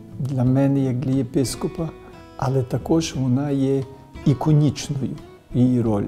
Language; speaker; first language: Ukrainian; early bilingual, heritage; Ukrainian